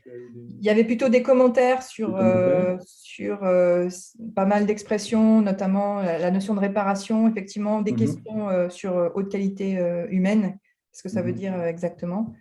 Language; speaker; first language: French; native; French